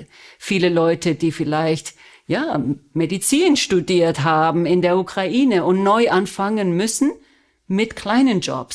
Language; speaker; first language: German; non-native, fluent; Spanish